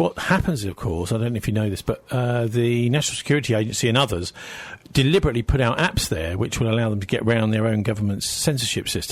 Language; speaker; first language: English; native; English